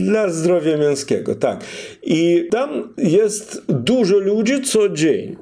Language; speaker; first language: Polish; non-native, fluent; Russian